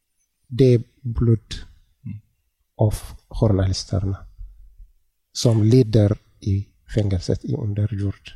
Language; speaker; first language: Swedish; non-native, learner; Tigrinya